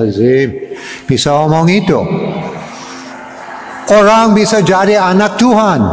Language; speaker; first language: Indonesian; non-native, fluent; English